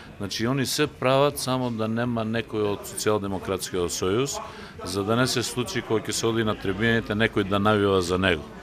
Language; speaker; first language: Macedonian; native; Macedonian